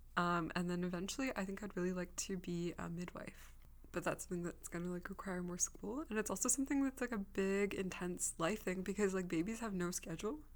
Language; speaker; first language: English; native; English